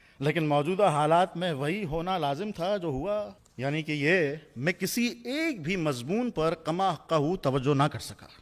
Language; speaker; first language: Urdu; native; Urdu